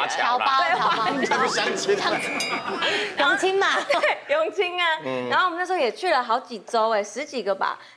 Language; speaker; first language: Chinese; non-native, fluent; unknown